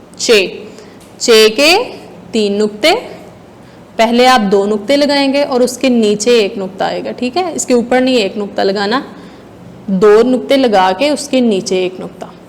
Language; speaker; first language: Hindi; non-native, local second language; Punjabi